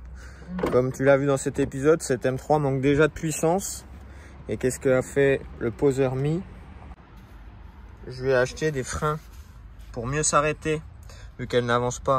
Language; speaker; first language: French; native; French